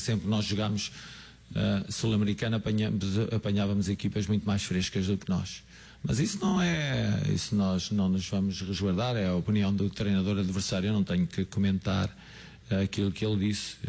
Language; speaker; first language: Portuguese; native; Portuguese